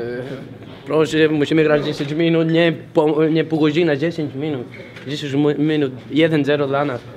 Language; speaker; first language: Polish; non-native, learner; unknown